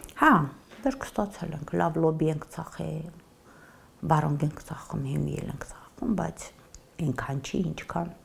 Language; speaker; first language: Armenian; native; Armenian